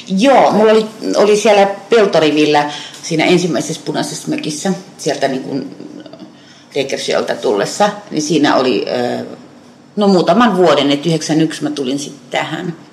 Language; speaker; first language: Finnish; native; Finnish